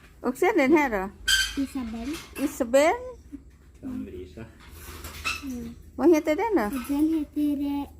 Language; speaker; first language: Swedish; non-native, learner; Thai